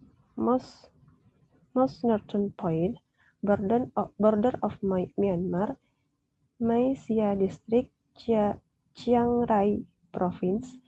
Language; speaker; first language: English; non-native, learner; Indonesian